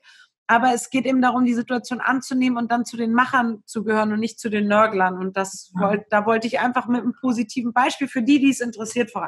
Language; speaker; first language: German; native; German